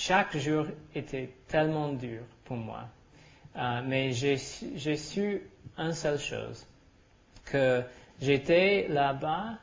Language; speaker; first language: French; non-native, learner; English